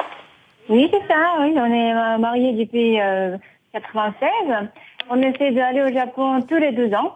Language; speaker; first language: French; non-native, fluent; Japanese